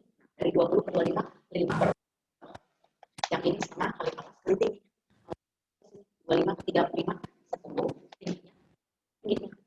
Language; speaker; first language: Indonesian; native; Indonesian